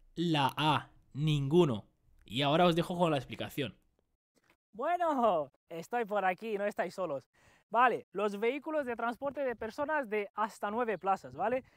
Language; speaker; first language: Spanish; non-native, fluent; Romanian